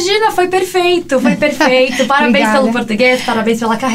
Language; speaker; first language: Portuguese; native; Portuguese